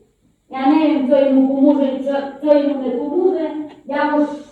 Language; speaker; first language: Czech; non-native, learner; Ukrainian